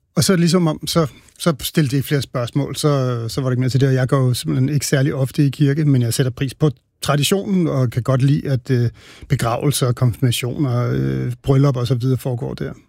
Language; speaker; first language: Danish; native; Danish